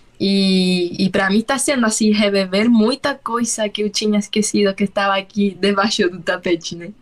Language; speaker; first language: Portuguese; non-native, fluent; Spanish